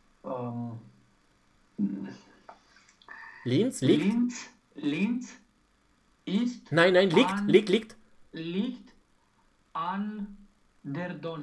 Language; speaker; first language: German; non-native, learner; Romanian